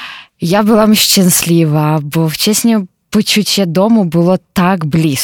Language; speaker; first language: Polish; non-native, learner; Ukrainian